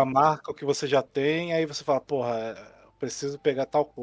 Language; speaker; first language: Portuguese; native; Portuguese